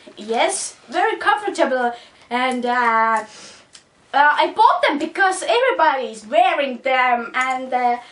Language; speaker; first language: English; non-native, learner; Estonian